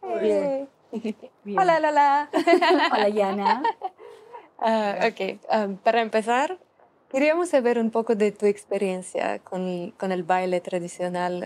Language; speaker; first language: Spanish; non-native, learner; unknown